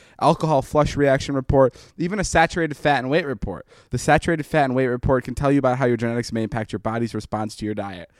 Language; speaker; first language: English; early bilingual, other home language; Slovak